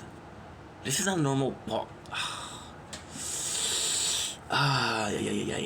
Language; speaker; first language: English; non-native, local second language; French